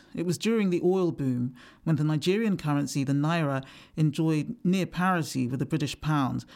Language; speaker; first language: English; native; English